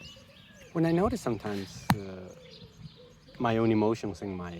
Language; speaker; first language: English; non-native, fluent; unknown